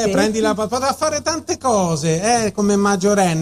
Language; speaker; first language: Italian; native; Italian